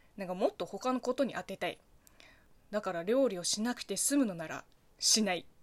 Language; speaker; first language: Japanese; non-native, fluent; Chinese